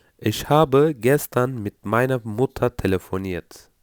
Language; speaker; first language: German; non-native, fluent; Turkish